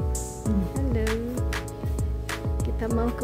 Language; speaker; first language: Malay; non-native, learner; English